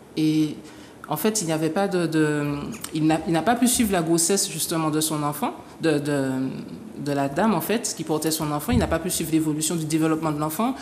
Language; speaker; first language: French; native; French